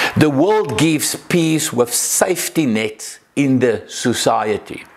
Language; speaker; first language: English; non-native, local second language; Afrikaans